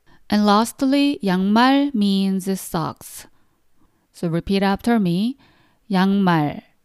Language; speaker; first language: English; non-native, fluent; Korean